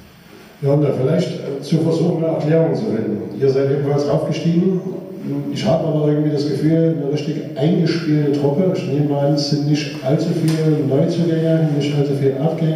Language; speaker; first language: German; native; German